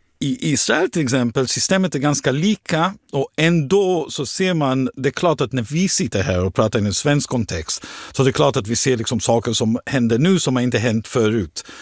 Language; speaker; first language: Swedish; non-native, fluent; Hebrew